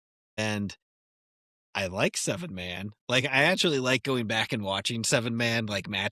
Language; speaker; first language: English; native; English